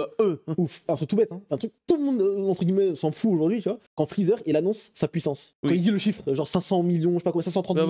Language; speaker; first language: French; native; French